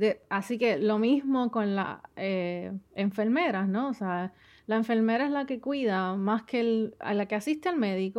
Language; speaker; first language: Spanish; native; Spanish